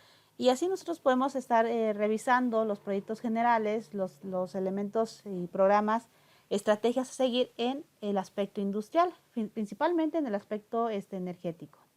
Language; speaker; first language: Spanish; native; Spanish